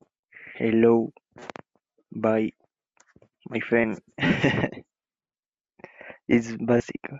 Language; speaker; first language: English; non-native, learner; Spanish